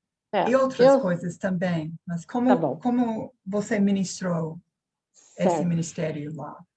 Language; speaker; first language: Portuguese; non-native, fluent; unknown